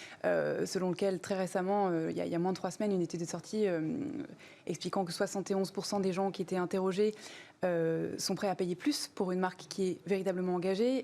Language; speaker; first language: French; native; French